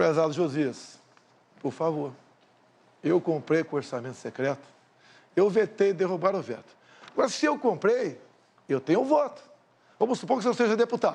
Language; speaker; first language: Portuguese; native; Portuguese